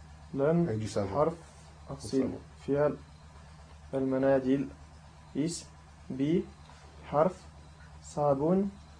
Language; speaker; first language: Arabic; non-native, learner; French